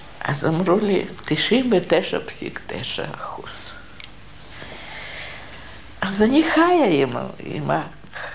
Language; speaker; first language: Hebrew; non-native, fluent; Russian